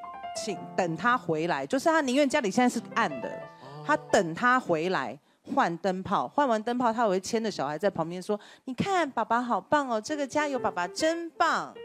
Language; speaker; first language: Chinese; native; Chinese